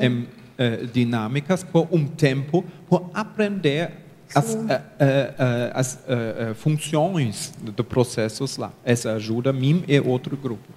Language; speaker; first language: Portuguese; non-native, learner; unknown